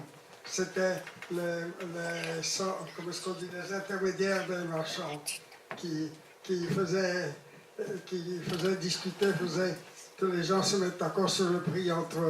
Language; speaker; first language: French; non-native, fluent; Italian